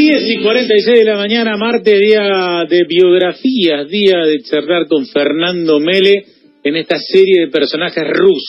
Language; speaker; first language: Spanish; native; Spanish